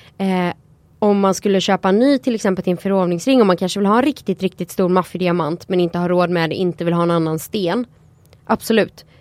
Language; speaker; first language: Swedish; native; Swedish